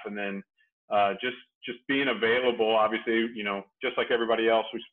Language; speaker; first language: English; native; English